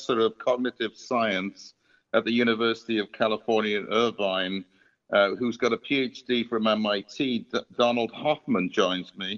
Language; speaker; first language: English; native; English